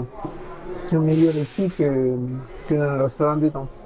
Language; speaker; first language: French; non-native, fluent; Spanish